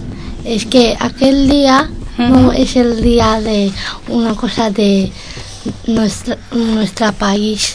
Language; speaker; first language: Catalan; early bilingual, other home language; Arabic